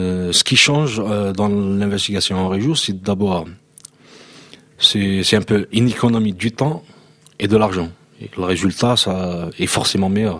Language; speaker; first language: French; non-native, local second language; Arabic